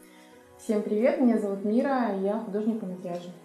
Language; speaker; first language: Russian; native; Russian